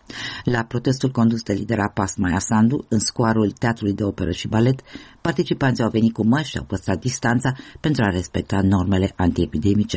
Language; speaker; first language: Romanian; native; Romanian